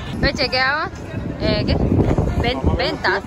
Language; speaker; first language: Spanish; non-native, learner; Japanese